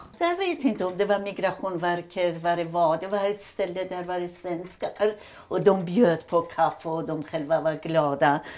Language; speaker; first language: Swedish; non-native, fluent; Persian